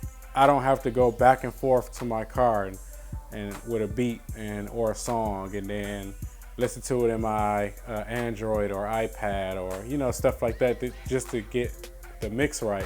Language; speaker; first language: English; native; English